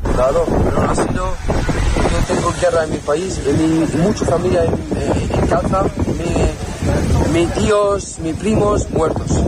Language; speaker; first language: Spanish; non-native, learner; Arabic